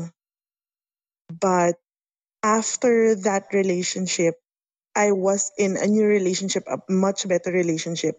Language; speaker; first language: English; non-native, local second language; Filipino